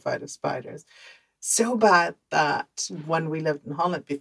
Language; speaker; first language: English; early bilingual, other home language; Dutch